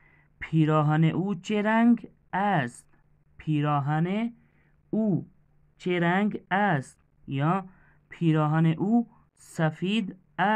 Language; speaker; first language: Persian; non-native, fluent; Urdu